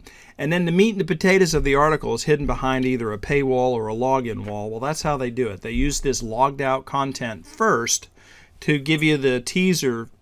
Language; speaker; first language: English; native; English